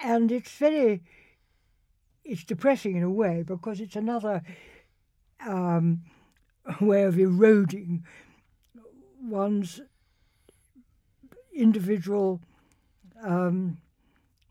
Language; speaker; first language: English; native; English